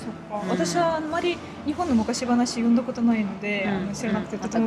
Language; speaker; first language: Japanese; non-native, fluent; Russian